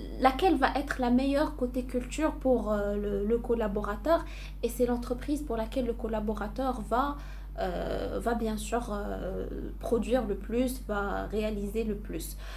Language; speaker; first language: French; non-native, local second language; Arabic